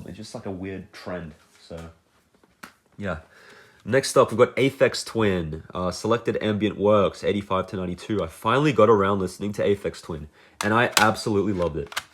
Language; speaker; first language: English; native; English